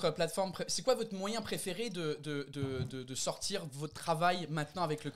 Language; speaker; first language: French; non-native, fluent; English